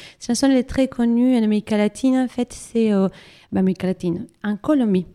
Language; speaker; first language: French; non-native, fluent; Spanish